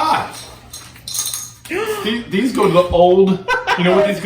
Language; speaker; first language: English; native; English